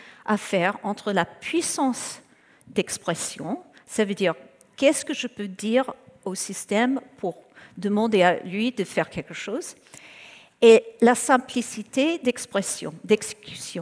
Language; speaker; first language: French; non-native, fluent; English